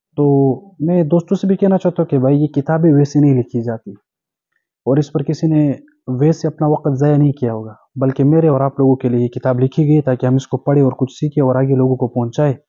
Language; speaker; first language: Urdu; non-native, local second language; Pashto